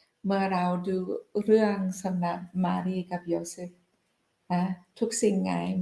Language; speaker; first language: Thai; non-native, fluent; English